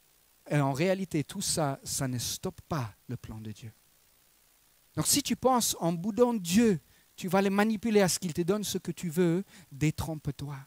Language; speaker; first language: French; native; French